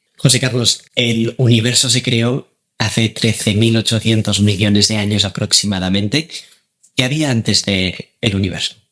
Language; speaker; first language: Spanish; native; Spanish